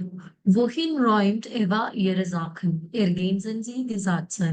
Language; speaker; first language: German; non-native, fluent; Malayalam